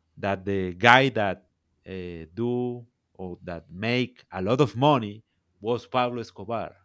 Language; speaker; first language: English; non-native, learner; Spanish